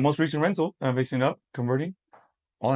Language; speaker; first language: English; native; English